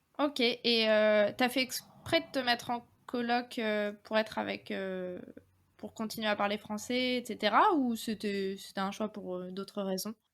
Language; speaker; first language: French; native; French